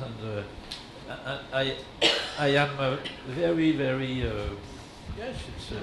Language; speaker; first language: English; non-native, learner; French